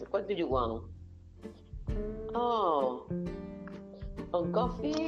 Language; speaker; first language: English; non-native, learner; Spanish